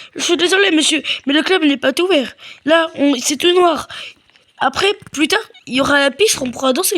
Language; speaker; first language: French; native; French